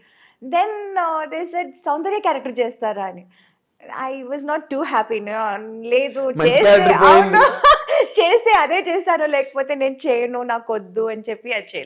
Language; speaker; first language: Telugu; non-native, local second language; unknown